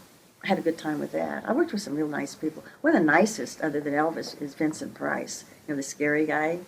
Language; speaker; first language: English; native; English